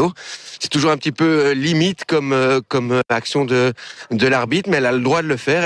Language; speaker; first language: French; native; French